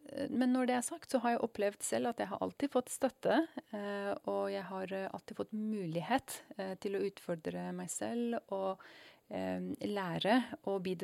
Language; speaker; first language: Norwegian; non-native, fluent; Persian